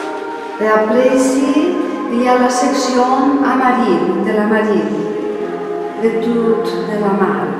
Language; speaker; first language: French; non-native, learner; Spanish